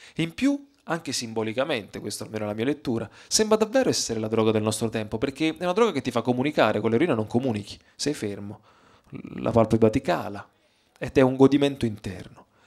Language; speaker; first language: Italian; native; Italian